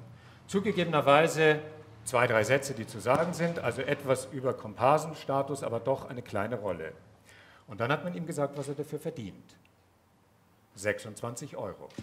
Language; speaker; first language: German; native; German